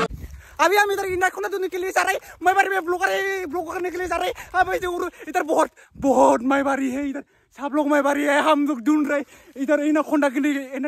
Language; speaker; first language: Hindi; non-native, local second language; Bodo